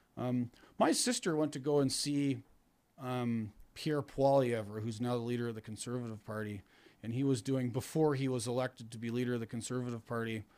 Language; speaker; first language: English; native; English